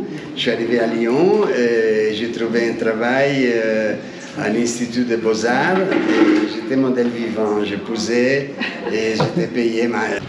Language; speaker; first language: French; non-native, fluent; Italian